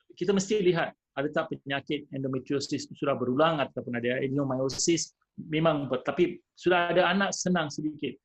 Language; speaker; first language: Malay; non-native, local second language; Tamil